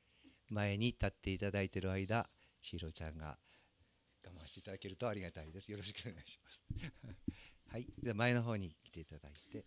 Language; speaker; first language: Japanese; native; Japanese